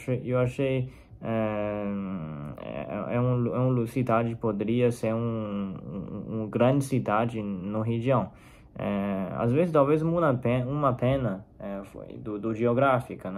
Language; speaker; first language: Portuguese; non-native, fluent; Chinese